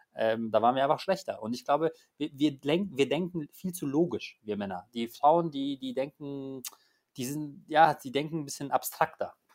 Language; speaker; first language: German; early bilingual, other home language; Polish